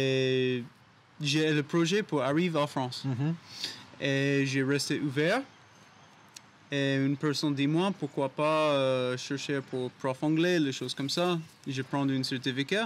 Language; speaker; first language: French; non-native, learner; English